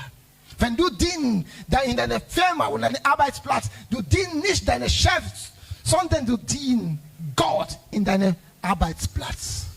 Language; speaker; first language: German; non-native, learner; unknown